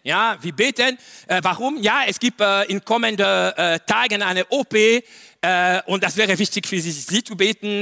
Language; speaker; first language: German; non-native, learner; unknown